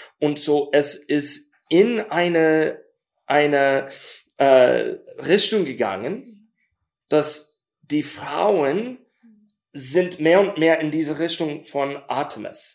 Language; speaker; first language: German; non-native, learner; English